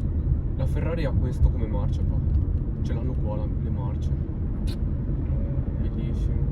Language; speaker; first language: Italian; early bilingual, other home language; Filipino